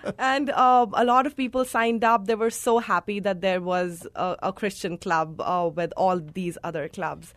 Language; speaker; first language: English; non-native, local second language; Hindi